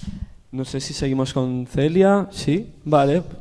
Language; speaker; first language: Spanish; native; Spanish